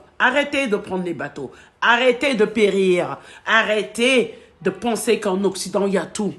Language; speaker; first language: French; non-native, local second language; Wolof